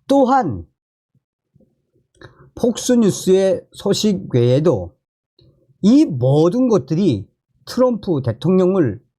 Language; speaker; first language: Korean; native; Korean